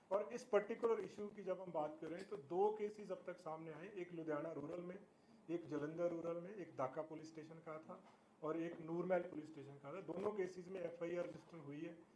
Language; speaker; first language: Hindi; non-native, local second language; Punjabi